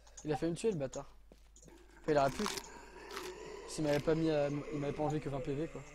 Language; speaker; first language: French; native; French